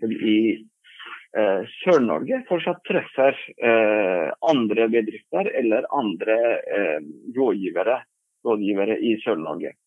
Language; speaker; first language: Norwegian; non-native, fluent; Turkish